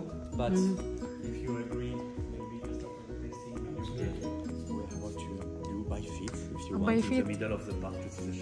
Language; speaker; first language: English; non-native, fluent; French